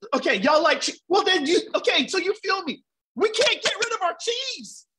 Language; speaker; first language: English; native; English